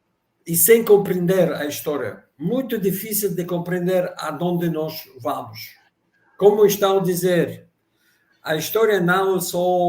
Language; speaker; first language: Portuguese; non-native, fluent; Russian